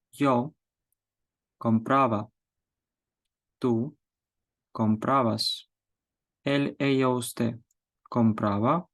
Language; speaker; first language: Spanish; non-native, fluent; Ukrainian